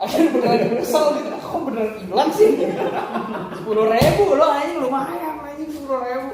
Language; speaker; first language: Indonesian; native; Indonesian